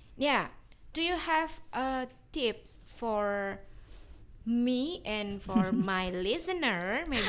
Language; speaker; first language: English; non-native, learner; Javanese